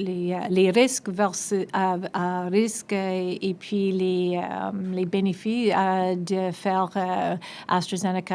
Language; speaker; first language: French; non-native, local second language; English